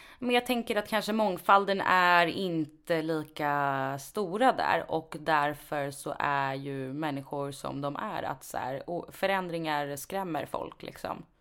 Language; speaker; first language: Swedish; native; Swedish